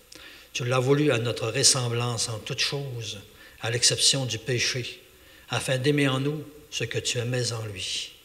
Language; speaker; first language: French; native; French